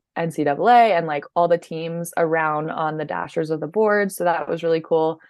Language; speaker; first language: English; native; English